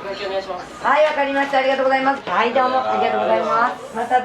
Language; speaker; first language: Japanese; native; Japanese